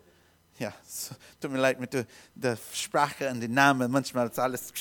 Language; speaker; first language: German; non-native, learner; English